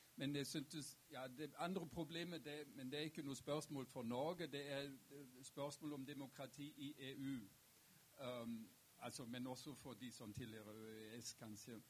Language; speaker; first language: Norwegian; non-native, fluent; German